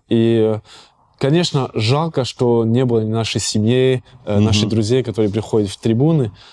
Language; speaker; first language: Russian; early bilingual, heritage; Russian